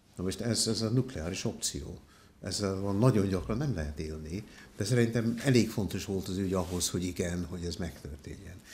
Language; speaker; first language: Hungarian; early bilingual, heritage; Hungarian